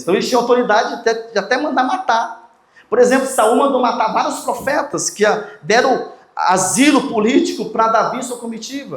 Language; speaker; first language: Portuguese; native; Portuguese